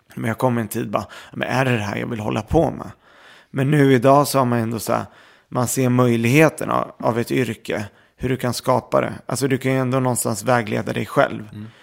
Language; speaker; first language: Swedish; early bilingual, other home language; Arabic